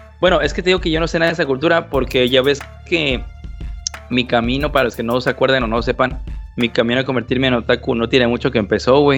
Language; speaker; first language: Spanish; native; Spanish